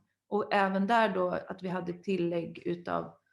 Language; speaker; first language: Swedish; native; Swedish